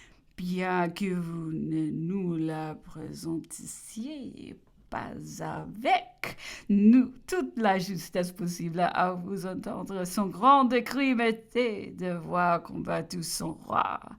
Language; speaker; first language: French; non-native, learner; English